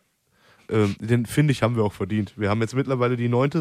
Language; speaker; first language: German; native; German